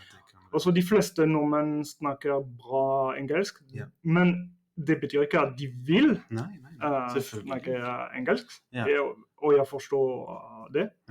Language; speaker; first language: Norwegian; non-native, fluent; French